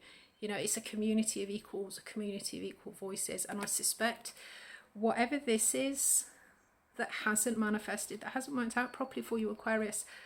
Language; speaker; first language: English; native; English